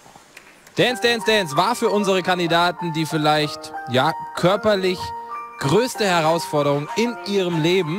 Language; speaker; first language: German; native; German